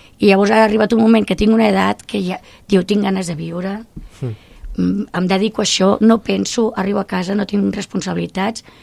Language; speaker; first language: Catalan; native; Catalan